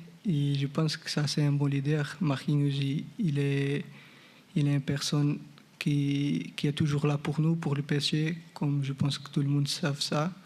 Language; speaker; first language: French; non-native, fluent; Portuguese